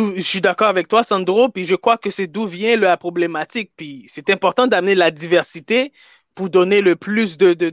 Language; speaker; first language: French; native; French